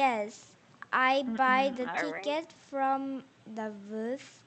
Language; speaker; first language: English; non-native, learner; Korean